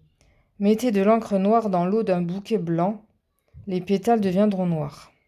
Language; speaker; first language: French; native; French